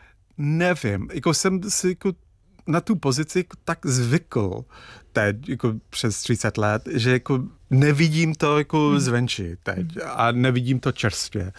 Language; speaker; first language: Czech; non-native, fluent; English